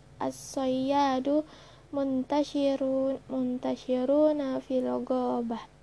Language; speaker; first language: Arabic; non-native, learner; Indonesian